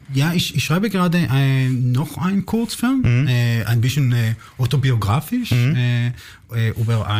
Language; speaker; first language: German; non-native, learner; Hebrew